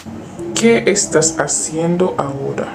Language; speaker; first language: Spanish; non-native, learner; Haitian Creole